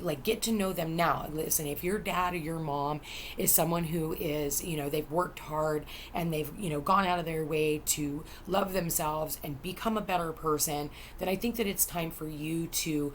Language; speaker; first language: English; native; English